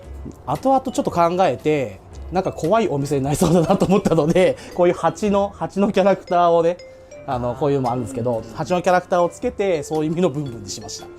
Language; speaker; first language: Japanese; native; Japanese